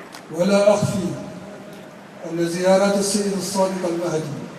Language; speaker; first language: Arabic; native; Arabic